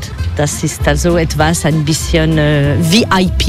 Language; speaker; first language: German; non-native, fluent; French